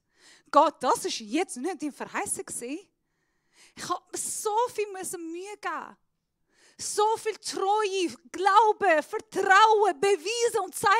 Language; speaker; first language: German; non-native, fluent; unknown